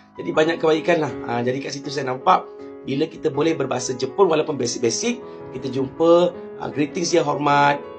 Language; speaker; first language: Malay; native; Malay